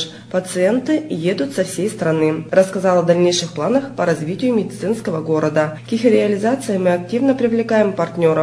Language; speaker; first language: Russian; native; Russian